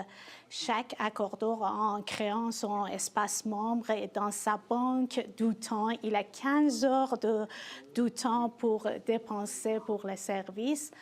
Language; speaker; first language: French; non-native, fluent; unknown